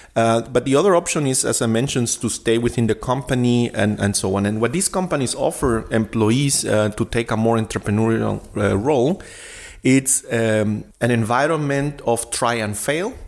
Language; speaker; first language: English; non-native, fluent; Spanish